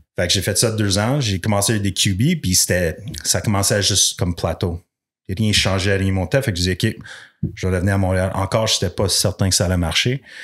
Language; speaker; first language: French; non-native, local second language; English